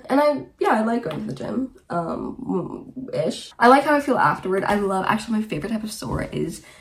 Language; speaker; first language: English; early bilingual, other home language; Romanian